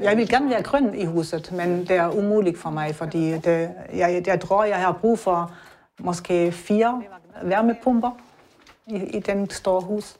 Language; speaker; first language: Danish; non-native, learner; German